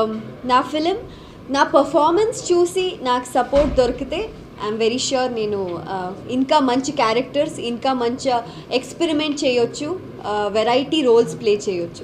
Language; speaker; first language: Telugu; non-native, local second language; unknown